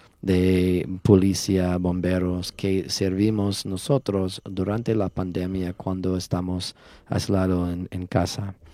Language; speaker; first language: Spanish; non-native, learner; English